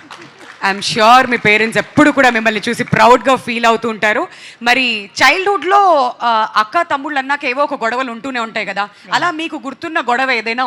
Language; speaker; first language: Telugu; native; Telugu